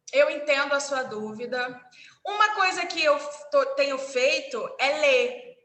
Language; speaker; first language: Portuguese; native; Portuguese